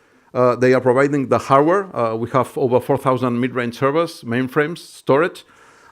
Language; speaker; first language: English; non-native, fluent; Catalan